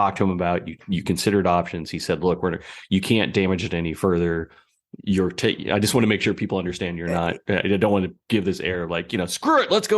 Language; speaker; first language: English; native; English